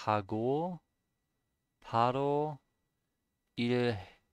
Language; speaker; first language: Korean; non-native, learner; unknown